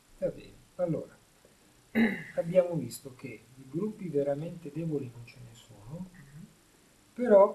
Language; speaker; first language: Italian; native; Italian